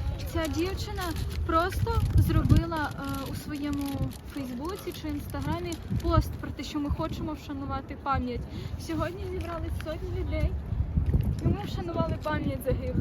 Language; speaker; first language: Ukrainian; native; Ukrainian